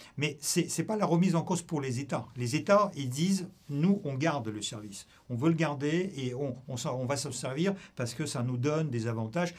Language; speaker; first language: French; non-native, fluent; Russian